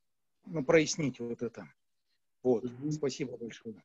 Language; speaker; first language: Russian; native; Russian